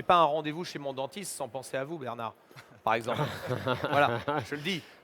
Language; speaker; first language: French; native; French